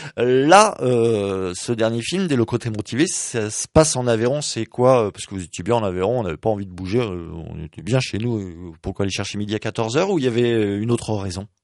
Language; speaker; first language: French; native; French